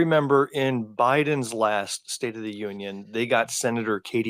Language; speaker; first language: English; native; English